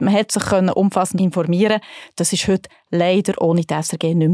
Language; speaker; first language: German; native; German